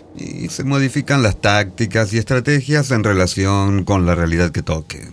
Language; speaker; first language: Spanish; native; Spanish